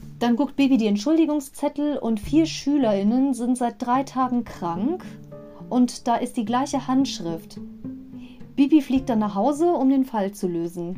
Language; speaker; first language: German; native; German